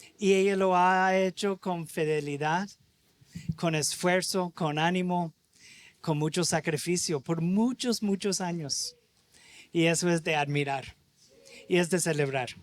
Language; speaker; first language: Spanish; non-native, fluent; English